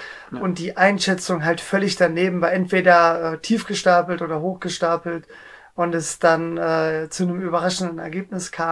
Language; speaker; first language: German; native; German